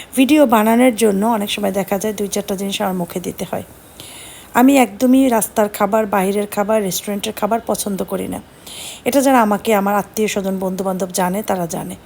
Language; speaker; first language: Bangla; native; Bangla